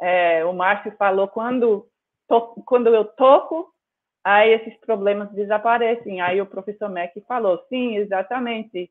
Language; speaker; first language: Portuguese; non-native, fluent; English